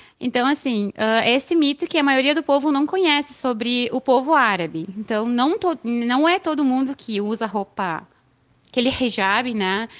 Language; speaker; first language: Portuguese; non-native, fluent; Arabic